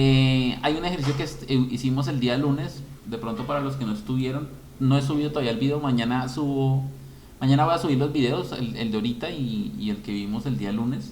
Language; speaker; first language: Spanish; native; Spanish